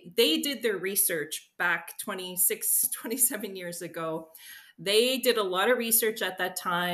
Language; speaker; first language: English; native; English